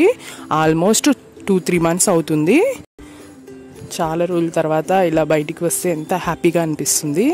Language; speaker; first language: Telugu; native; Telugu